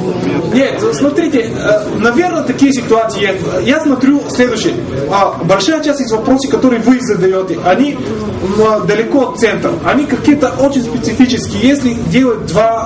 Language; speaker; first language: Russian; non-native, fluent; Bulgarian